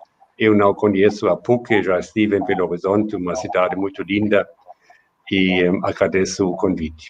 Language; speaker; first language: Portuguese; non-native, fluent; German